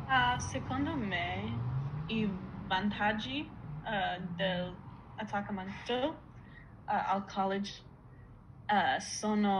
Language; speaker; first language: Italian; non-native, learner; English